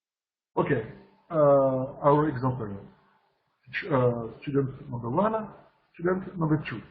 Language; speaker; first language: English; non-native, learner; French